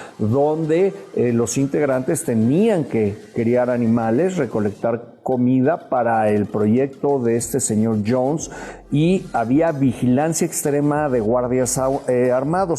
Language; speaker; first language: Spanish; native; Spanish